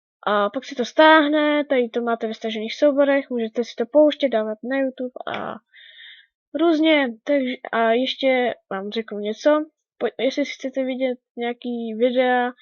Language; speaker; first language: Czech; native; Czech